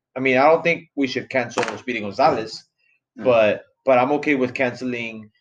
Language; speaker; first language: English; early bilingual, other home language; Spanish